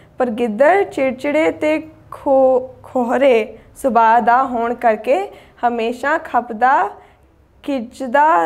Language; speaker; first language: Punjabi; early bilingual, heritage; Punjabi